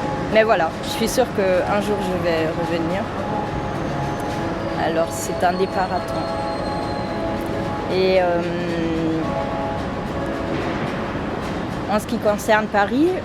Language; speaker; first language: French; non-native, fluent; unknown